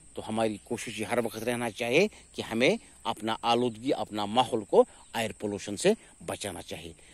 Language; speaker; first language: Urdu; non-native, local second language; Kashmiri